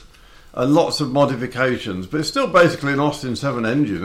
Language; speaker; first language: English; native; English